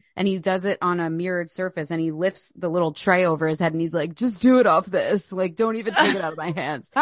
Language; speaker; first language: English; native; English